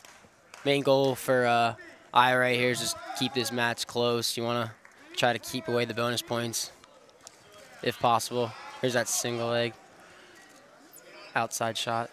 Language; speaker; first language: English; native; English